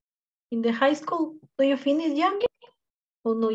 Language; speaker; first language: English; non-native, learner; Spanish